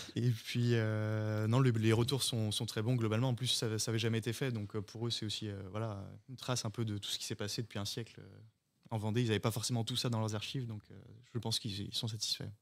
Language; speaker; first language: French; native; French